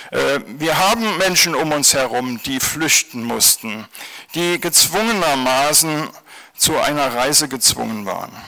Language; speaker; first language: German; native; German